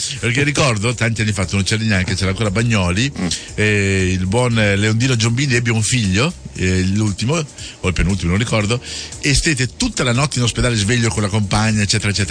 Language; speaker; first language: Italian; native; Italian